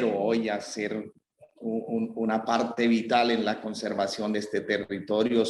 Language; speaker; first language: Spanish; native; Spanish